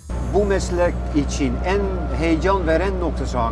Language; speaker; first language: Turkish; non-native, fluent; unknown